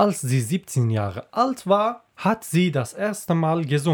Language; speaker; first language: German; non-native, learner; Persian